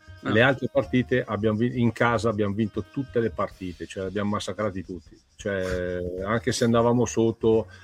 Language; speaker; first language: Italian; native; Italian